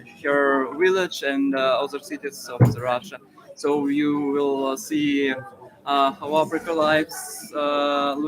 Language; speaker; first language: English; non-native, learner; Russian